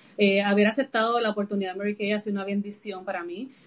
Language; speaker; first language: Spanish; native; Spanish